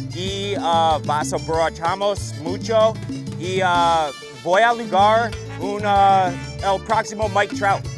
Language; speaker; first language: Spanish; non-native, learner; English